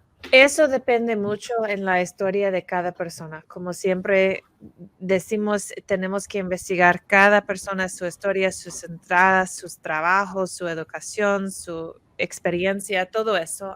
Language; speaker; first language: Spanish; non-native, fluent; English